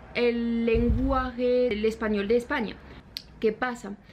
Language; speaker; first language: Spanish; non-native, fluent; French